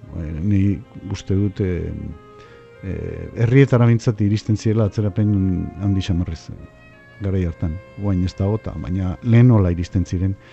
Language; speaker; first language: Basque; native; Basque